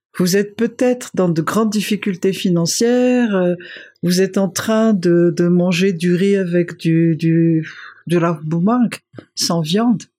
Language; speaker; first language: French; non-native, local second language; Malagasy